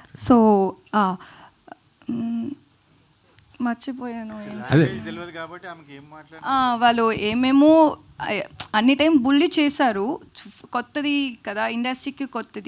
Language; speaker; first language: Telugu; non-native, learner; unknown